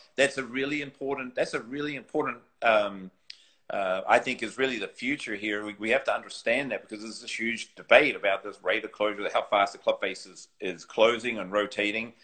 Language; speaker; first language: English; native; English